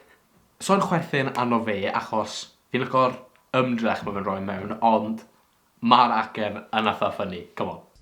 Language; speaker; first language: Welsh; native; Welsh